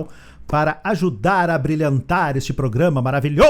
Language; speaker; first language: Portuguese; native; Portuguese